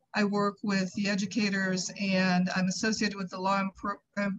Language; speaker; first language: English; native; English